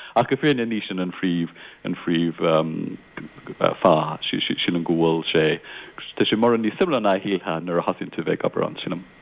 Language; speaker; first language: Irish; non-native, local second language; English